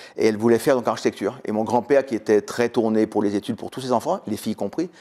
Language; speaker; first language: French; native; French